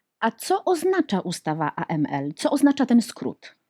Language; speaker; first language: Polish; native; Polish